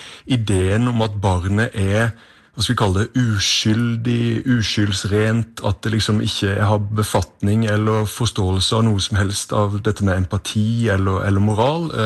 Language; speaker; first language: Norwegian; native; Norwegian